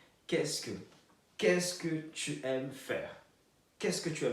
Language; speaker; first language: French; non-native, fluent; Portuguese